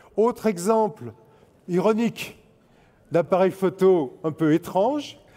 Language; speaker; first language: French; native; French